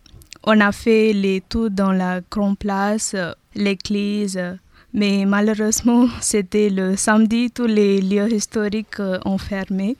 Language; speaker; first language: French; non-native, learner; Tamil